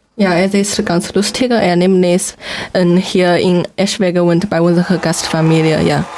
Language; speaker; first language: German; non-native, learner; Chinese